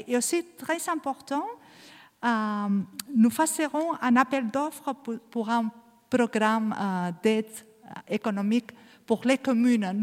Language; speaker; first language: French; non-native, learner; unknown